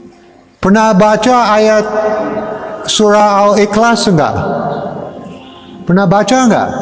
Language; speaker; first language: Indonesian; non-native, fluent; English